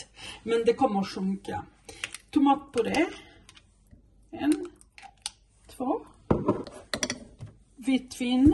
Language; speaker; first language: Swedish; non-native, fluent; Portuguese